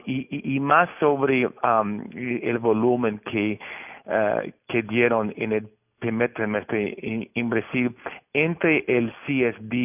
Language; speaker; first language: Spanish; non-native, fluent; Portuguese